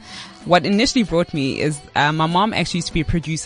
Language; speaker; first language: English; non-native, local second language; Xhosa